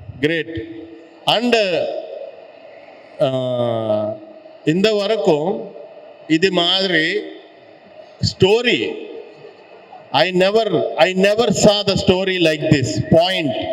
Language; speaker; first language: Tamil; non-native, learner; Telugu